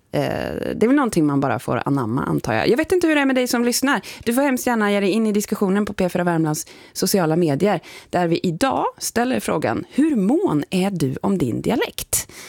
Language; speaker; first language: Swedish; native; Swedish